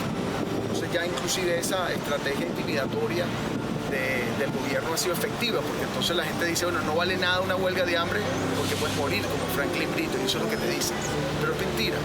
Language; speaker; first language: Spanish; native; Spanish